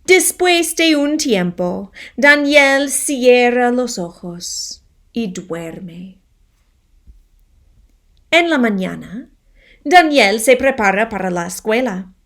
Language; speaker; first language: Spanish; non-native, fluent; English